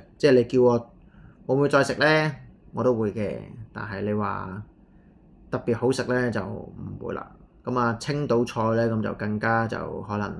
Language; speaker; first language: Cantonese; native; Cantonese